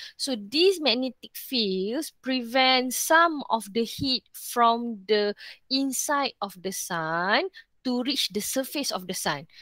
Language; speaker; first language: English; non-native, local second language; Malay